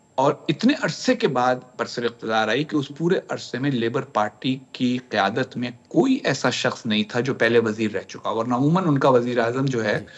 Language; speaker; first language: Urdu; native; Urdu